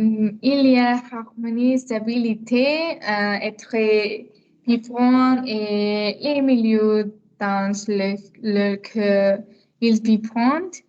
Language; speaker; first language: French; non-native, learner; Spanish